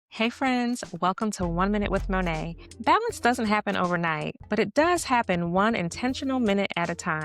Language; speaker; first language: English; native; English